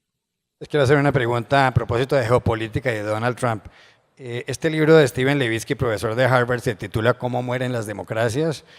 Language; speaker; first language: Spanish; native; Spanish